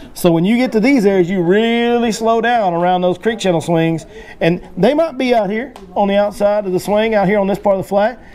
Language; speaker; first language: English; native; English